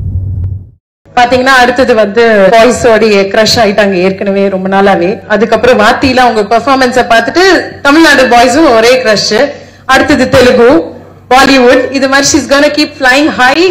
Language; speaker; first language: Tamil; native; Tamil